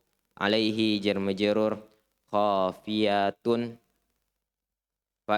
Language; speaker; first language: Arabic; non-native, learner; Indonesian